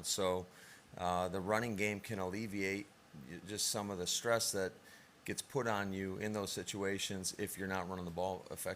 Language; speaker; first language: English; native; English